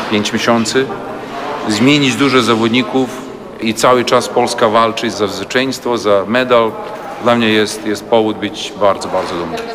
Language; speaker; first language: Polish; non-native, fluent; Serbian